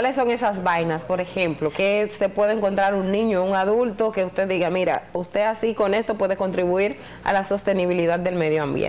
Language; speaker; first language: Spanish; native; Spanish